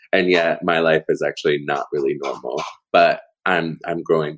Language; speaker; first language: English; native; English